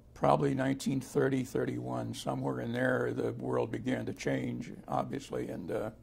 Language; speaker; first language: English; native; English